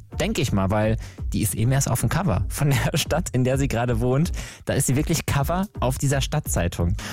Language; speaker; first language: German; native; German